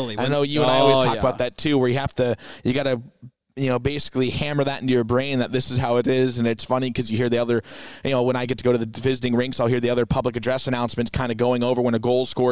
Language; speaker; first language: English; native; English